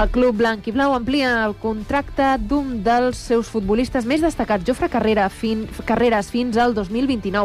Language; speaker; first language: Catalan; native; Catalan